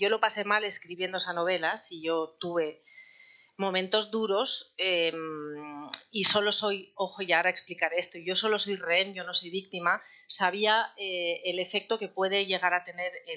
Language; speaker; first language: Spanish; native; Spanish